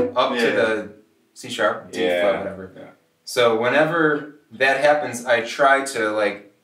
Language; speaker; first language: English; native; English